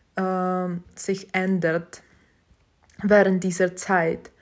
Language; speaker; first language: German; non-native, fluent; Czech